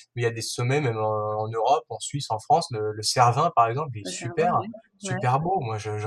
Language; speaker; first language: French; native; French